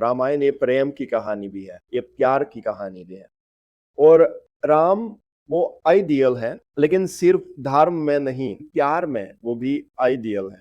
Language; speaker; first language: Hindi; non-native, fluent; Russian